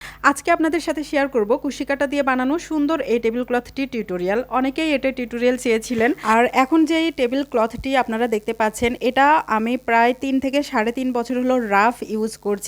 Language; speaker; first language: Bangla; native; Bangla